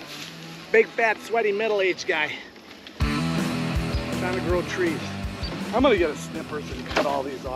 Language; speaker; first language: English; native; English